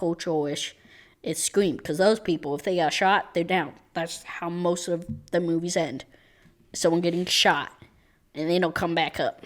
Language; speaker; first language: English; native; English